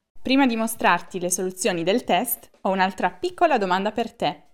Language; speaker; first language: Italian; native; Italian